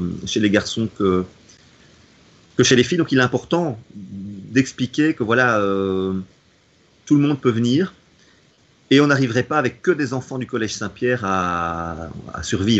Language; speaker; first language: French; native; French